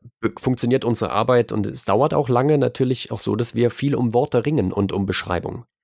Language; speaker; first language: German; native; German